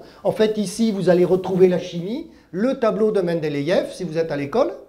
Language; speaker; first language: French; early bilingual, other home language; German